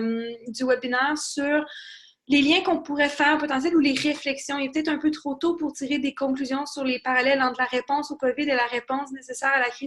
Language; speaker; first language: French; native; French